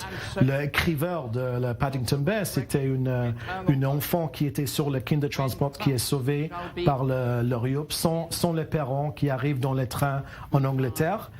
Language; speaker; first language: French; non-native, learner; English